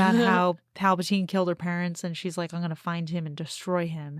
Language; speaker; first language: English; native; English